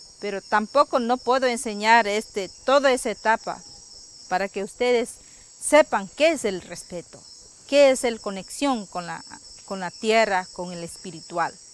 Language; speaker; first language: Spanish; non-native, local second language; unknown